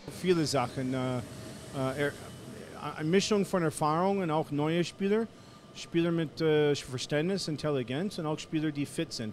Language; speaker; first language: German; non-native, fluent; English